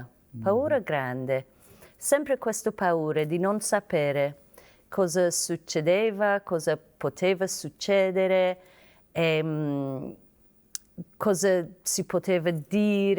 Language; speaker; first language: Italian; non-native, fluent; Persian